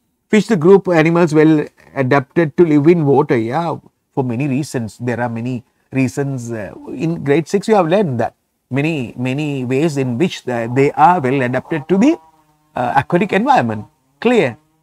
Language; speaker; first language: English; non-native, local second language; Sinhala